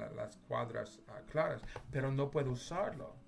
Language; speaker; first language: Spanish; non-native, learner; English